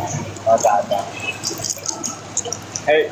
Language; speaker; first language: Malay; non-native, local second language; Hakka Chinese